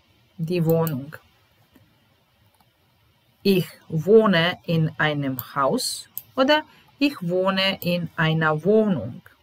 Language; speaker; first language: German; non-native, fluent; Serbian